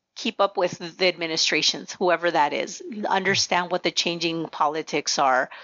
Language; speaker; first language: English; early bilingual, other home language; Spanish